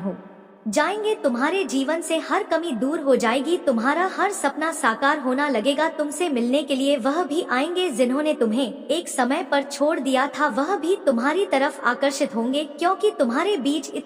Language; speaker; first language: Hindi; native; Hindi